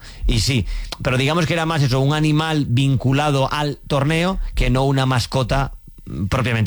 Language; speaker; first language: Spanish; native; Spanish